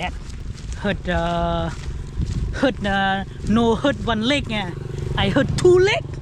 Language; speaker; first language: English; non-native, learner; Hmong